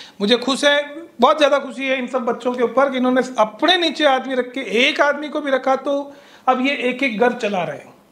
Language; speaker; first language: Hindi; non-native, local second language; Gujarati